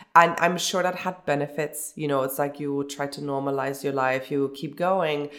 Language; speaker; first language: English; early bilingual, other home language; German